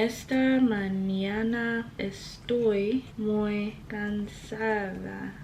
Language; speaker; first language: Spanish; non-native, learner; English